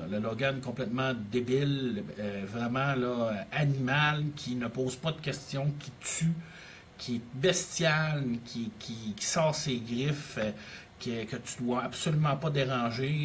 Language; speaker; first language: French; native; French